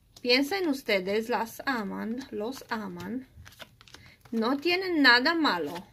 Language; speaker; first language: Spanish; non-native, learner; Romanian